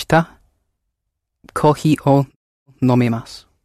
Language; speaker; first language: Japanese; non-native, learner; English